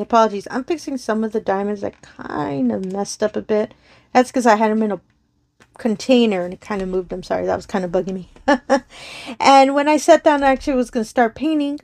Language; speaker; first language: English; native; English